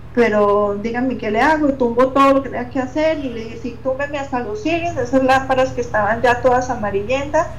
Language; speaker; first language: Spanish; native; Spanish